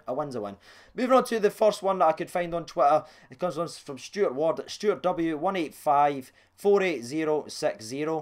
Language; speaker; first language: English; native; English